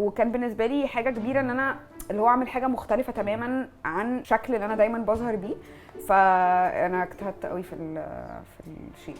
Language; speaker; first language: Arabic; native; Arabic